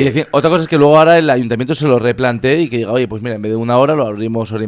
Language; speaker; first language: Spanish; native; Spanish